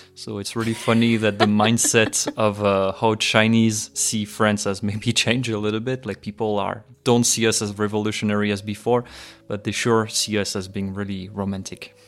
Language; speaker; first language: English; non-native, fluent; French